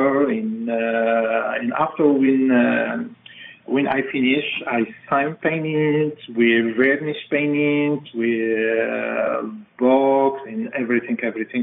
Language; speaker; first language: English; non-native, learner; French